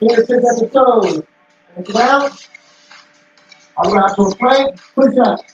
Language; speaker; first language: English; native; English